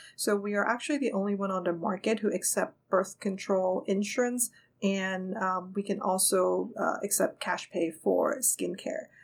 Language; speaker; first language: English; non-native, local second language; Cantonese